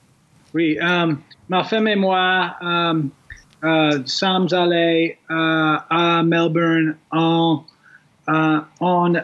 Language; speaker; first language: French; non-native, learner; English